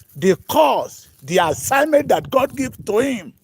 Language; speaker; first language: English; non-native, local second language; Yoruba